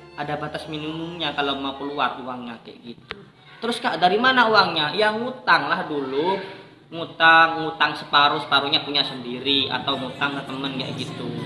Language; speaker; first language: Indonesian; non-native, local second language; Madurese